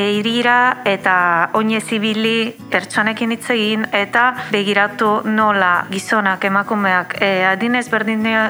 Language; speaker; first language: Basque; non-native, fluent; Italian